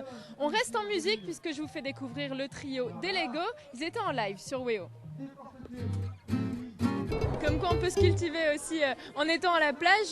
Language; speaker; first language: French; native; French